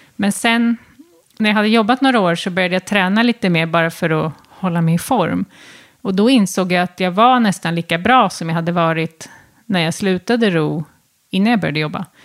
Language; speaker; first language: Swedish; native; Swedish